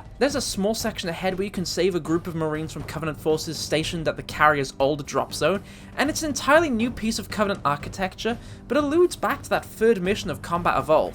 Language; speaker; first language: English; native; English